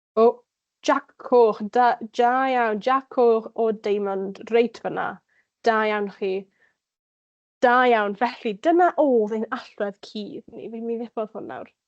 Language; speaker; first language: Welsh; native; Welsh